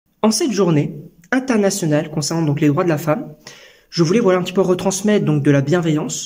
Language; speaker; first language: French; native; French